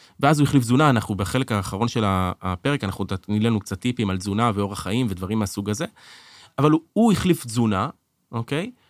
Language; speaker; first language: Hebrew; native; Hebrew